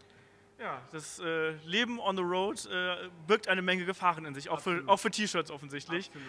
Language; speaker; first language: German; native; German